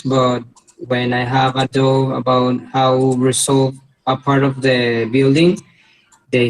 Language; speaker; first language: English; non-native, learner; Spanish